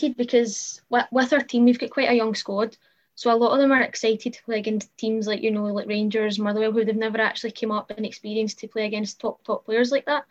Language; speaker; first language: English; native; English